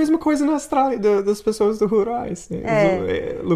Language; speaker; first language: Portuguese; non-native, fluent; English